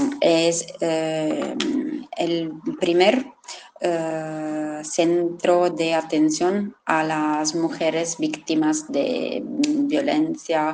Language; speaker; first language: Spanish; non-native, fluent; Italian